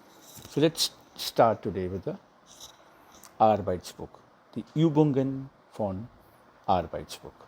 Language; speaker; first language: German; non-native, learner; Hindi